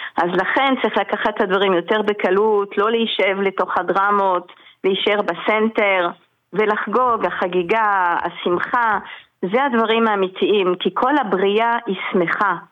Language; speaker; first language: Hebrew; non-native, fluent; French